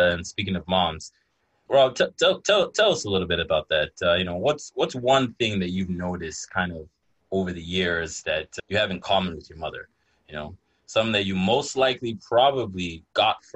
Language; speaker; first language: English; non-native, local second language; Yoruba